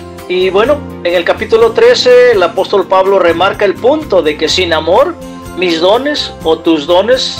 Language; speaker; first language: Spanish; native; Spanish